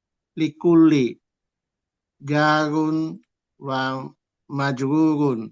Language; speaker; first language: Arabic; non-native, learner; Indonesian